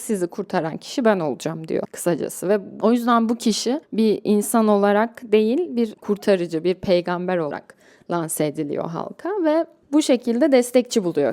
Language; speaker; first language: Turkish; native; Turkish